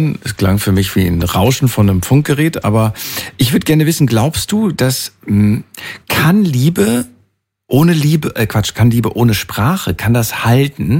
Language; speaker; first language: German; native; German